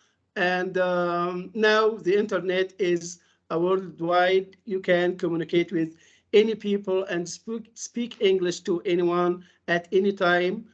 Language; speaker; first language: English; non-native, fluent; Arabic